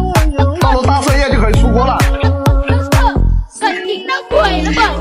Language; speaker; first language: Chinese; native; Chinese